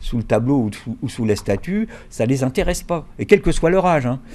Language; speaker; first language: French; native; French